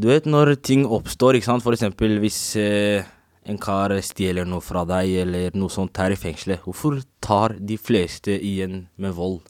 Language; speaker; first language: Norwegian; native; Norwegian